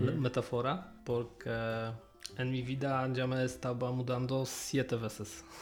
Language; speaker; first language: Spanish; non-native, learner; Polish